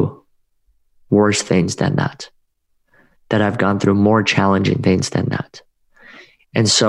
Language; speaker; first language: English; early bilingual, other home language; Russian